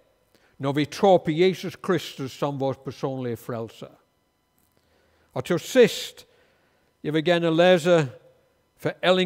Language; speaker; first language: Danish; non-native, fluent; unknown